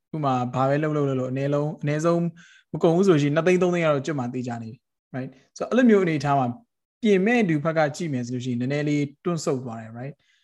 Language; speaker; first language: Burmese; native; Burmese